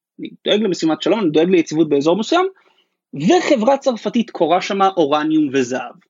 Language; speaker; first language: Hebrew; native; Hebrew